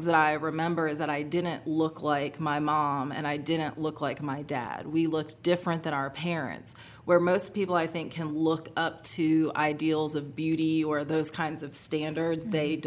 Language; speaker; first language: English; native; English